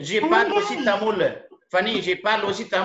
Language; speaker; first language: French; non-native, fluent; Tamil